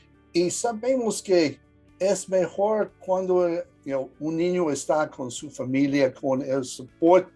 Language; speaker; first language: Spanish; early bilingual, heritage; English